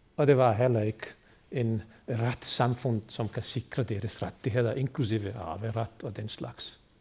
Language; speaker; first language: Danish; native; Danish